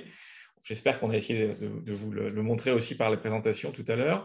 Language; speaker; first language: French; native; French